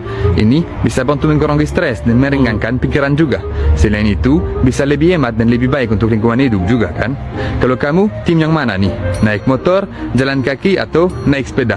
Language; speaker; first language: Indonesian; non-native, fluent; French